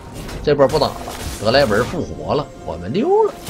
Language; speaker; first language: Chinese; native; Chinese